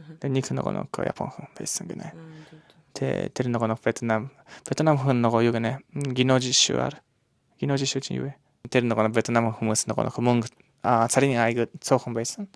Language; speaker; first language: Mongolian; non-native, learner; Japanese